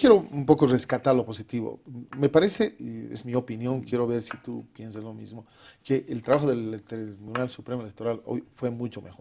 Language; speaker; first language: Spanish; native; Spanish